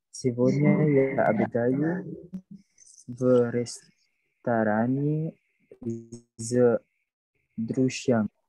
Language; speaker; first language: Russian; non-native, learner; Indonesian